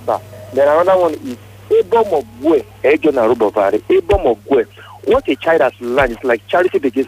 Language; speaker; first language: English; non-native, local second language; Esan